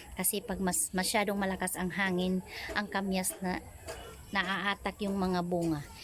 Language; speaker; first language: Filipino; non-native, local second language; Hiligaynon